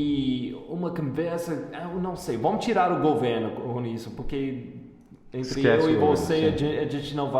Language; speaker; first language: Portuguese; non-native, fluent; English